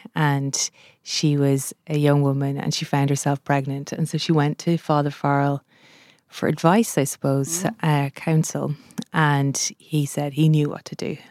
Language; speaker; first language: English; native; English